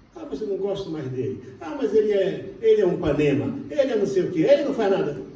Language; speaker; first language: Portuguese; native; Portuguese